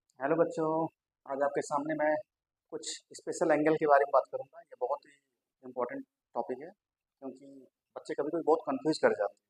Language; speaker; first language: Hindi; native; Hindi